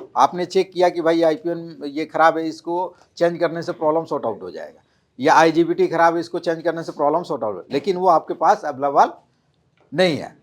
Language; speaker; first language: Hindi; native; Hindi